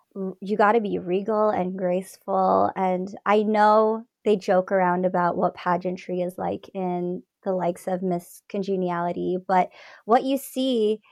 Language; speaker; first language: English; native; English